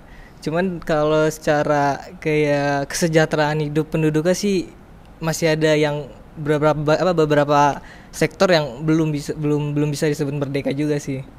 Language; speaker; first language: Indonesian; native; Indonesian